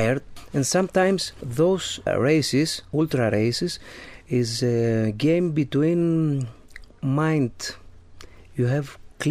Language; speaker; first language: English; non-native, learner; Greek